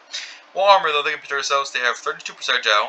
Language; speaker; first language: English; native; English